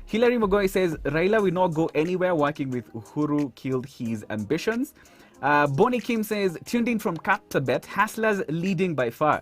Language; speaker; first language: English; non-native, local second language; Swahili